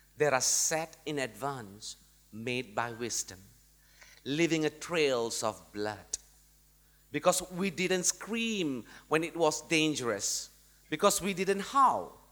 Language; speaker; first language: English; non-native, local second language; Malay